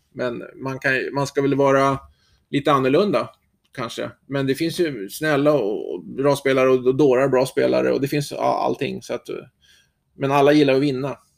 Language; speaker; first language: Swedish; native; Swedish